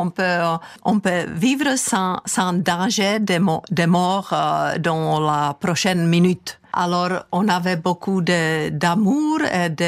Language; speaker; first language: French; non-native, fluent; Czech